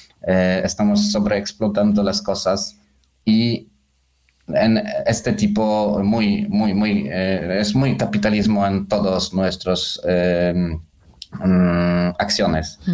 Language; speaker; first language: Spanish; non-native, learner; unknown